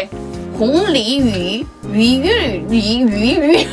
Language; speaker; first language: Chinese; non-native, fluent; Korean